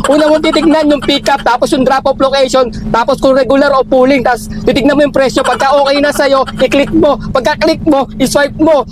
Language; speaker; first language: Filipino; native; Filipino